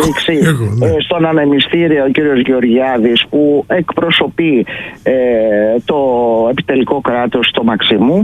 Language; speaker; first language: Greek; native; Greek